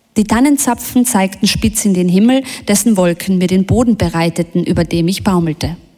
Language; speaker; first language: German; early bilingual, other home language; Bosnian